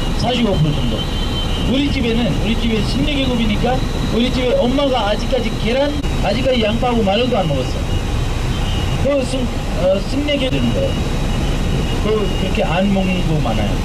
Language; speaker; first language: Korean; non-native, fluent; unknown